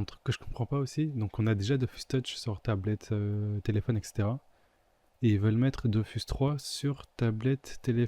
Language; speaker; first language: French; native; French